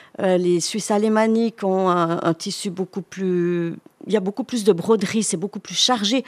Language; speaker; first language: French; native; French